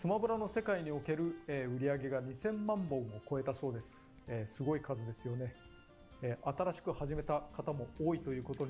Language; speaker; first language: Japanese; native; Japanese